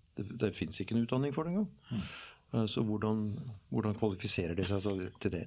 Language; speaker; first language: Norwegian; native; Norwegian